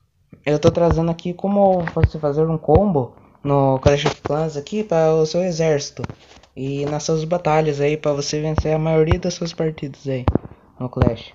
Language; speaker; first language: Portuguese; native; Portuguese